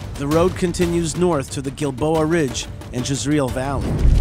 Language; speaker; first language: English; native; English